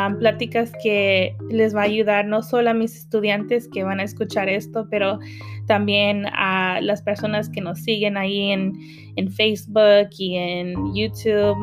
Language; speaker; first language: Spanish; early bilingual, heritage; Spanish